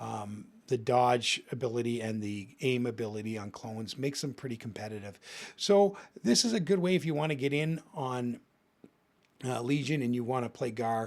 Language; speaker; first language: English; native; English